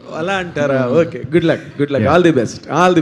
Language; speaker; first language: Telugu; native; Telugu